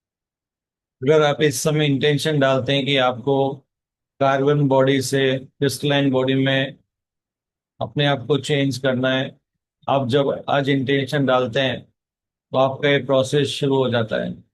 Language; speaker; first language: Hindi; native; Hindi